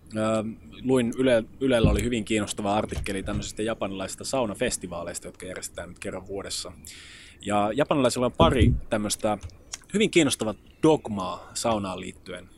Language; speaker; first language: Finnish; early bilingual, other home language; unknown